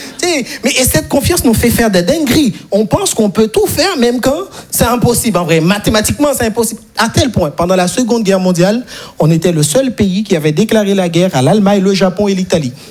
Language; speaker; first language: French; non-native, local second language; Haitian Creole